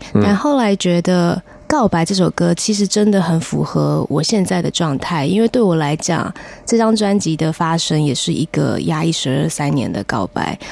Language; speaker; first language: Chinese; native; Chinese